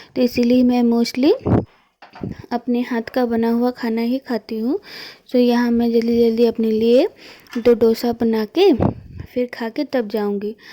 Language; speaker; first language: Hindi; non-native, local second language; Bangla